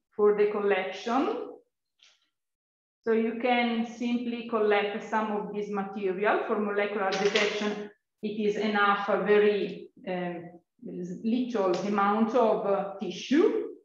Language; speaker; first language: English; non-native, fluent; Italian